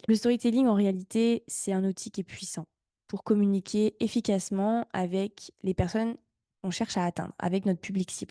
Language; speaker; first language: French; native; French